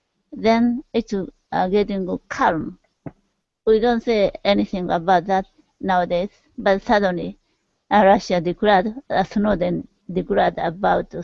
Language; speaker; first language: English; non-native, learner; Japanese